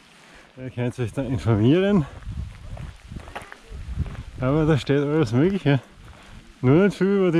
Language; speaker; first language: German; native; German